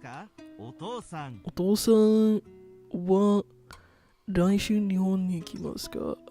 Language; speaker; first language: Japanese; non-native, learner; English